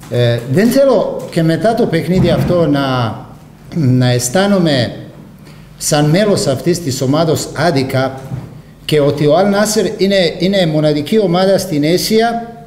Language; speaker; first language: Greek; non-native, fluent; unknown